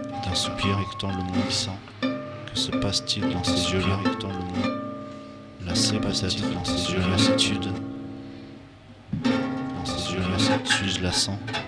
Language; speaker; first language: French; native; French